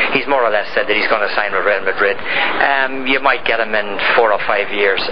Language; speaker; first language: English; native; English